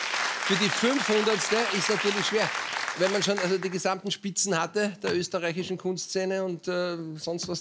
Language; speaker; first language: German; native; German